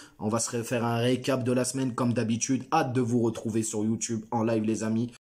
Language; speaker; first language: French; native; French